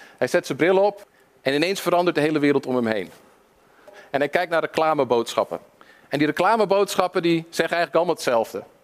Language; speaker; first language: Dutch; early bilingual, other home language; English